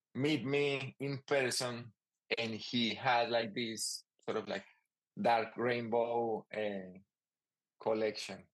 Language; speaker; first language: English; non-native, fluent; Spanish